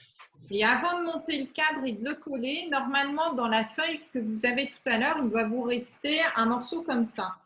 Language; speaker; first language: French; native; French